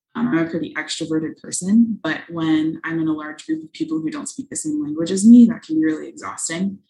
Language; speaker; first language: English; native; English